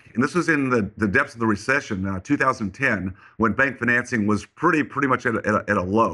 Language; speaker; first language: English; native; English